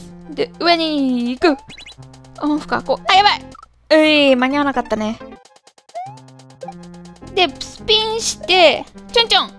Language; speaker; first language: Japanese; native; Japanese